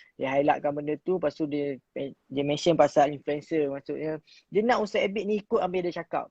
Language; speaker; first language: Malay; native; Malay